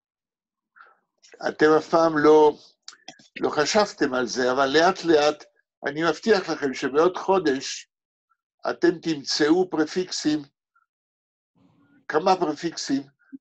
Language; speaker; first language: Hebrew; native; Hebrew